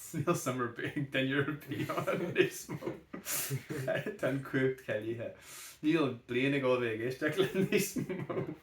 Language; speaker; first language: Irish; native; Irish